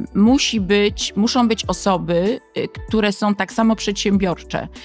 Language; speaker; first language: Polish; native; Polish